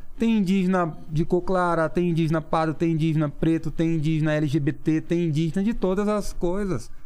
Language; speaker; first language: Portuguese; non-native, local second language; Kayapó